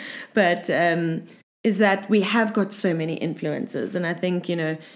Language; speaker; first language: English; native; English